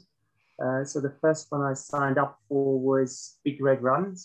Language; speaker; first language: English; non-native, fluent; German